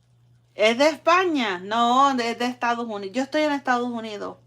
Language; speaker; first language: Spanish; early bilingual, heritage; Spanish